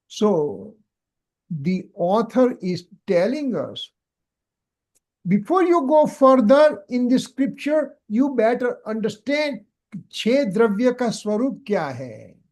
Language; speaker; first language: English; non-native, local second language; Gujarati